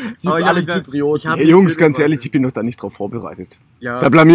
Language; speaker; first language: German; native; German